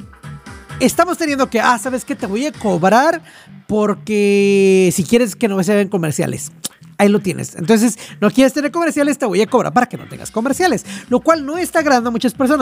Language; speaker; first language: Spanish; native; Spanish